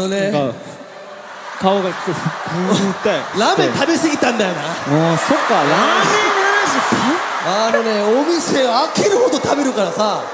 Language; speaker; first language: Japanese; native; Japanese